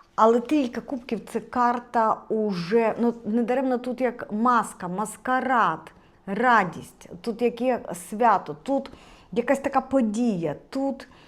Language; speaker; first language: Ukrainian; non-native, local second language; Russian